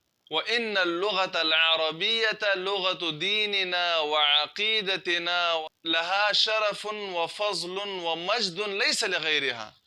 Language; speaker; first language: Arabic; non-native, fluent; Urdu